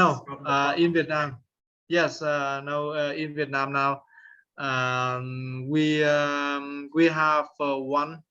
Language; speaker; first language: English; non-native, learner; Vietnamese